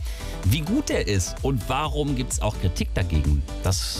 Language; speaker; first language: German; native; German